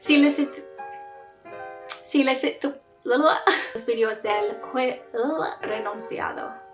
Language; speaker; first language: Spanish; non-native, learner; English